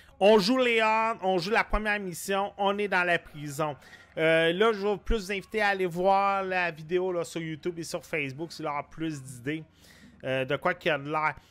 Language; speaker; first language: French; native; French